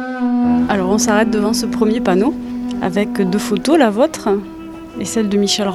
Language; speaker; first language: French; native; French